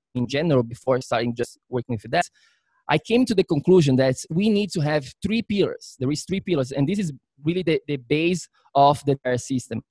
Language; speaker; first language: English; non-native, fluent; Portuguese